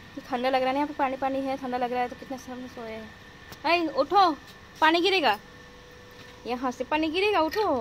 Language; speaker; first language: Hindi; native; Hindi